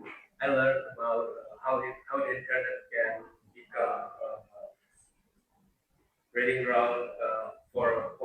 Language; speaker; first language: English; non-native, learner; Indonesian